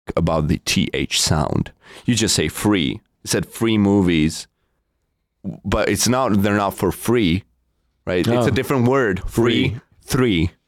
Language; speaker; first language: English; non-native, fluent; Czech